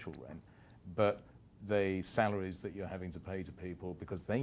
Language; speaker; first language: English; native; English